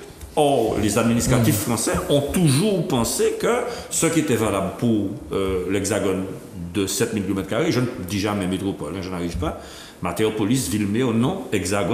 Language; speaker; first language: French; native; French